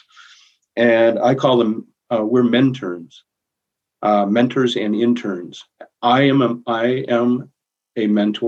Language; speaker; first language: English; native; English